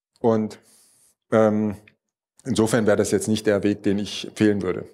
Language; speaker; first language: German; native; German